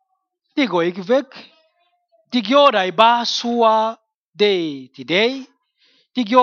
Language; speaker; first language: Swedish; non-native, learner; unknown